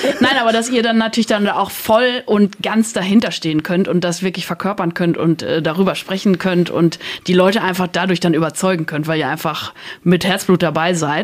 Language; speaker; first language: German; native; German